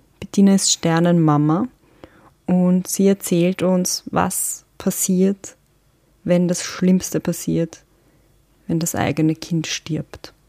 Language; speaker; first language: German; native; German